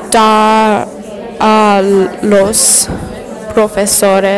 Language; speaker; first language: Spanish; non-native, learner; English